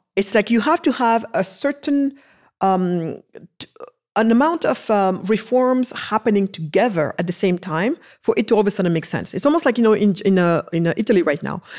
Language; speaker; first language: English; early bilingual, other home language; Wolof